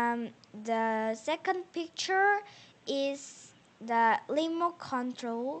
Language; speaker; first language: English; non-native, learner; Korean